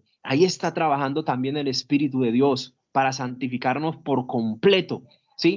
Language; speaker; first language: Spanish; native; Spanish